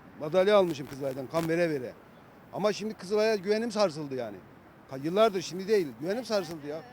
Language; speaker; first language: Turkish; native; Turkish